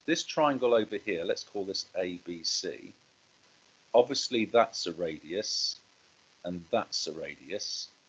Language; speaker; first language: English; native; English